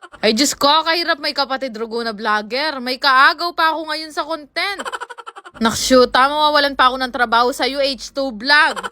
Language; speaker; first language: Filipino; native; Filipino